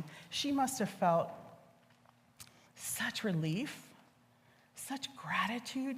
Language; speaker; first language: English; native; English